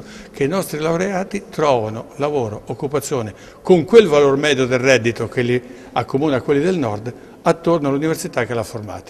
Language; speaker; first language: Italian; native; Italian